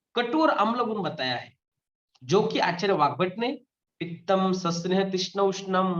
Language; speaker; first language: Hindi; non-native, local second language; Marathi